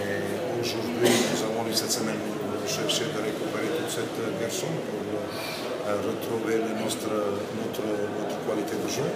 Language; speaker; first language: French; non-native, learner; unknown